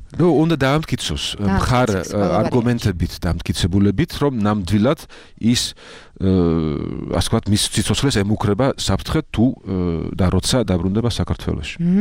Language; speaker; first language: Georgian; non-native, fluent; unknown